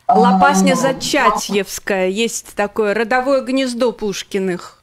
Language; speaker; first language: Russian; native; Russian